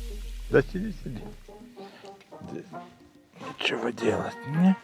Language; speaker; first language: Russian; non-native, fluent; Lithuanian